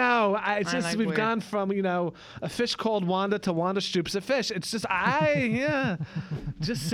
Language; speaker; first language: English; native; English